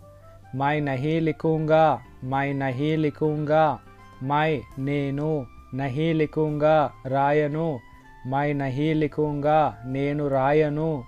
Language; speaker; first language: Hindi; non-native, local second language; Telugu